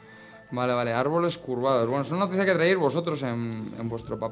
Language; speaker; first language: Spanish; native; Spanish